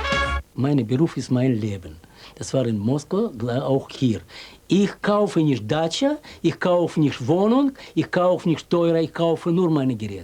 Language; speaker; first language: German; non-native, learner; Russian